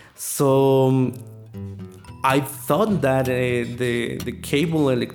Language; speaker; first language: English; non-native, learner; Spanish